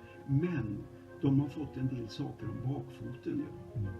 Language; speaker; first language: Swedish; native; Swedish